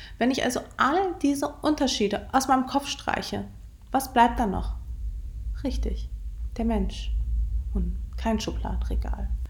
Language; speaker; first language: German; early bilingual, other home language; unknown